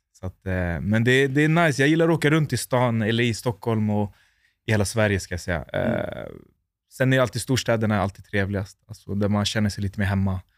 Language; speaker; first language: Swedish; native; Swedish